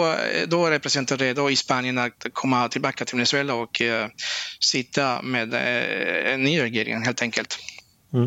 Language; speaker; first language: Swedish; non-native, fluent; Spanish